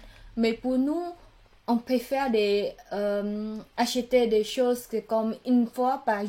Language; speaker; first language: French; non-native, learner; Khmer